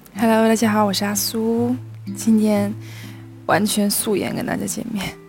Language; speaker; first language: Chinese; early bilingual, heritage; German